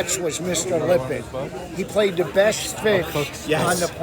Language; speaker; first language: English; native; English